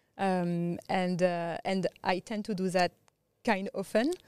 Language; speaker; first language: English; non-native, fluent; French